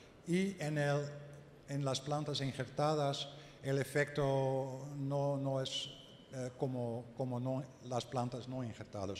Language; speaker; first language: Spanish; non-native, learner; Dutch